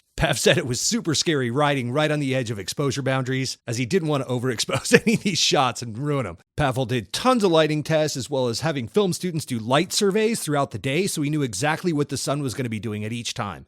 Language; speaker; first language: English; native; English